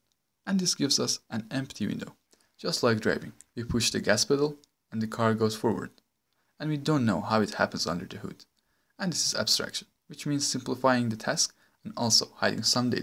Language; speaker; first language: English; non-native, fluent; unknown